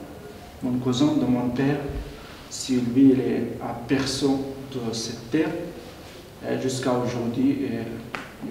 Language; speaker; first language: French; non-native, learner; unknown